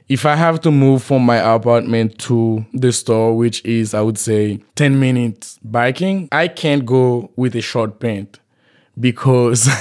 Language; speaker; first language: English; non-native, fluent; Haitian Creole